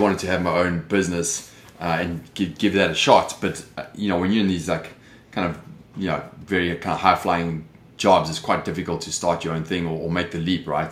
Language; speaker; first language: English; native; English